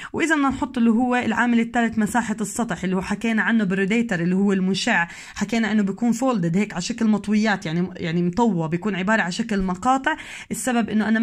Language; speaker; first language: Arabic; native; Arabic